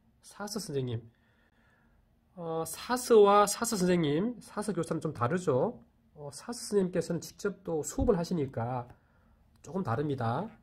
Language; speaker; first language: Korean; native; Korean